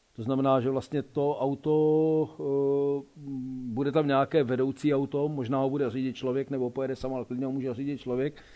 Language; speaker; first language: Czech; native; Czech